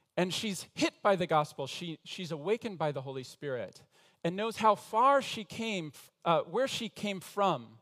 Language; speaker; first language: English; native; English